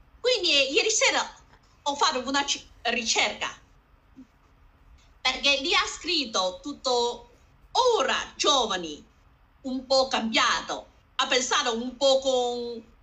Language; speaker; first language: Italian; non-native, learner; Chinese